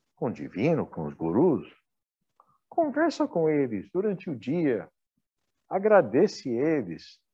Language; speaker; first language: Portuguese; non-native, fluent; English